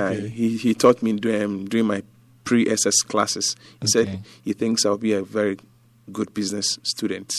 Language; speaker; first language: English; non-native, local second language; Ga